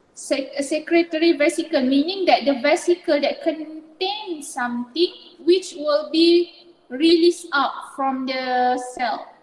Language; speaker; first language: English; non-native, local second language; Malay